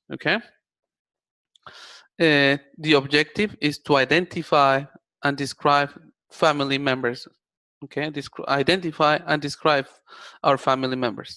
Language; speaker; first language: English; non-native, fluent; Spanish